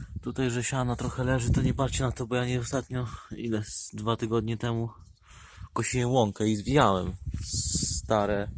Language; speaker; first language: Polish; native; Polish